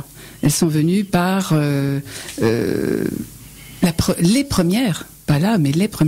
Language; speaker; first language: French; native; French